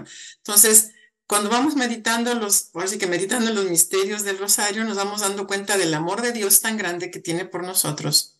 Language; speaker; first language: Spanish; native; Spanish